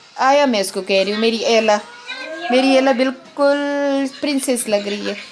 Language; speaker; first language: Urdu; non-native, local second language; Pashto